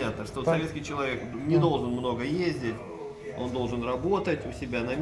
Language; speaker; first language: Russian; native; Russian